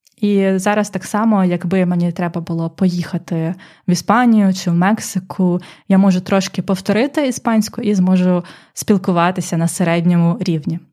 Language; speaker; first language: Ukrainian; native; Ukrainian